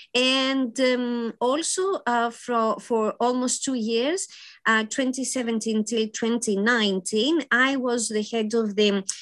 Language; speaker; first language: English; non-native, fluent; Greek